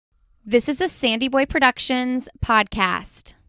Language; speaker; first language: English; native; English